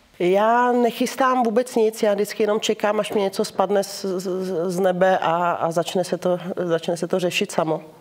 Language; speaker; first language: Czech; early bilingual, heritage; Czech